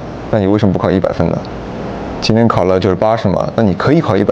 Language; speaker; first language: Chinese; native; Chinese